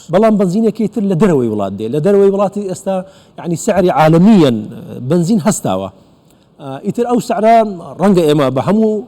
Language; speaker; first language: Central Kurdish; native; Central Kurdish